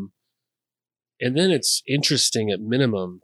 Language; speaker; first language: English; native; English